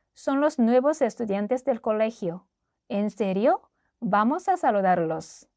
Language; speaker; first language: Spanish; non-native, fluent; Korean